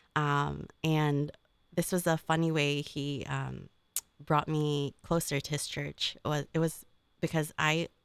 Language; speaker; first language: English; native; English